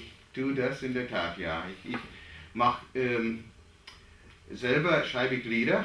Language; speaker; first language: German; non-native, fluent; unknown